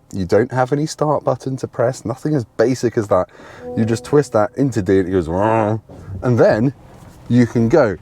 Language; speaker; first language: English; native; English